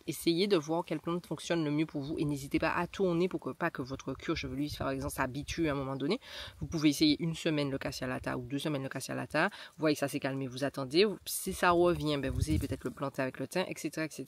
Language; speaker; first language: French; native; French